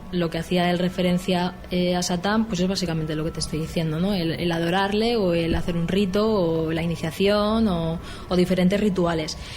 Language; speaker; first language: Spanish; native; Spanish